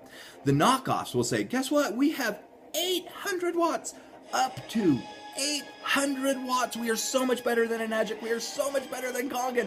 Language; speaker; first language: English; native; English